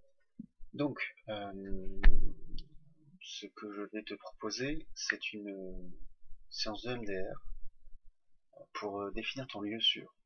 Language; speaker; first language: French; native; French